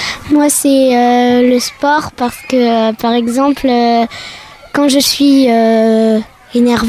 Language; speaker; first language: French; native; French